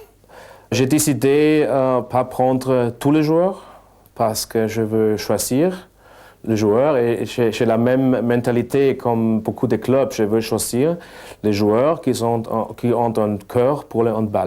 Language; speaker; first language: French; non-native, fluent; German